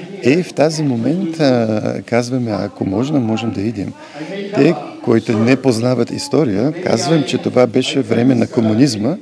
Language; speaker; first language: Bulgarian; non-native, learner; Polish